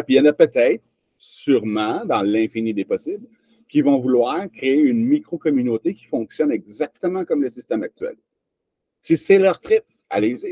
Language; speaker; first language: French; native; French